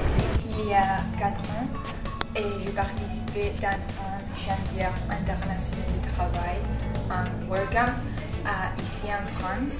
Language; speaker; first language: French; non-native, learner; Spanish